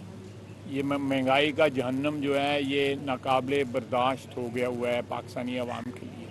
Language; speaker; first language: Urdu; non-native, local second language; Punjabi